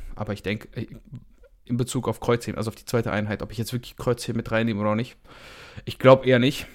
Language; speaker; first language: German; early bilingual, other home language; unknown